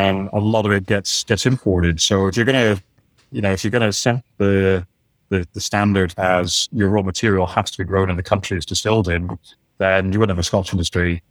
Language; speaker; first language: English; native; English